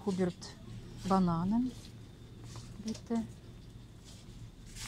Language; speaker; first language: German; non-native, learner; Russian